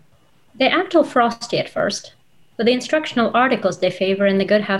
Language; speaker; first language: English; non-native, fluent; Russian